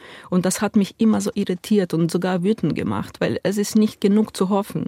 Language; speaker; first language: German; non-native, fluent; Ukrainian